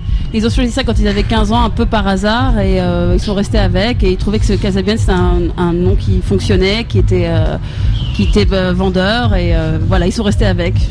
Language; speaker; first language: French; native; French